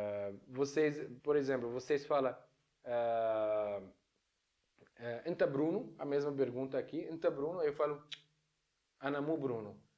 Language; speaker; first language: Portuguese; non-native, fluent; Arabic